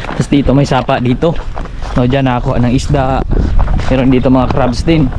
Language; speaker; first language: Filipino; native; Filipino